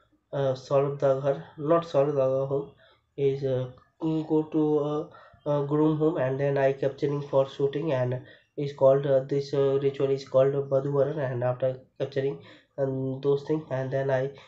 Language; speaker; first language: English; non-native, learner; Bangla